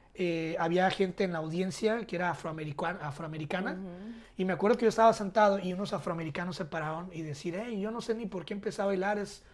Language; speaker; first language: Spanish; early bilingual, heritage; Spanish